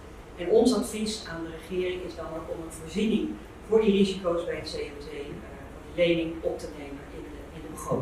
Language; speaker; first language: Dutch; non-native, local second language; Papiamento